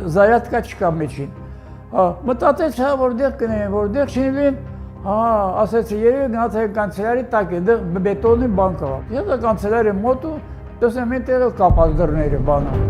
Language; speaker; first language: Armenian; native; Armenian